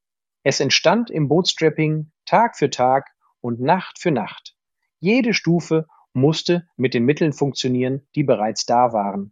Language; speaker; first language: German; native; German